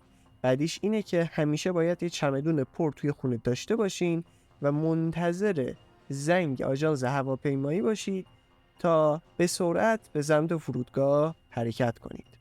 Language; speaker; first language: Persian; native; Persian